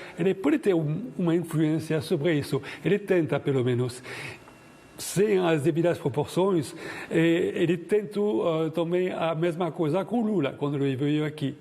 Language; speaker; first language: Portuguese; non-native, fluent; French